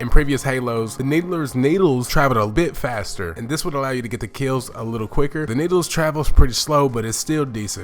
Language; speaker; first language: English; native; English